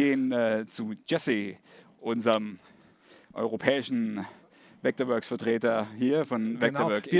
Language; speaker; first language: German; native; German